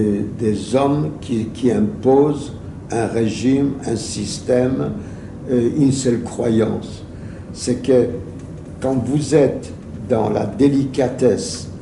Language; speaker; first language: French; non-native, fluent; Yiddish